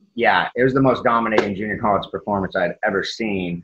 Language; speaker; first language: English; native; English